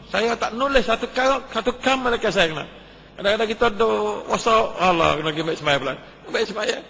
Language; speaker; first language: Malay; native; Malay